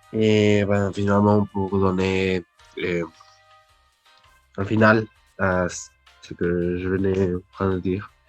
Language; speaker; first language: French; non-native, learner; Spanish